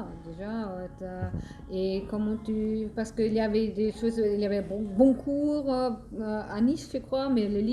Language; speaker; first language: French; non-native, fluent; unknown